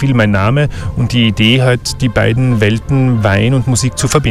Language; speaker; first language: German; native; German